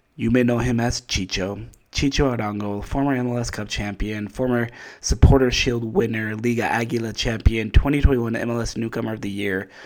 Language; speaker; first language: English; native; English